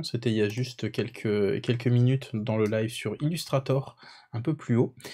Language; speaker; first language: French; native; French